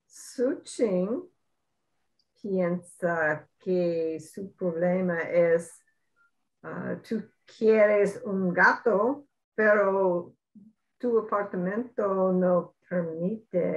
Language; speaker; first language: Spanish; non-native, learner; English